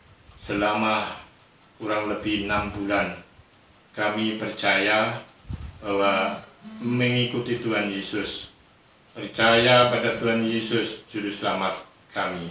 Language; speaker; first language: Indonesian; non-native, local second language; Javanese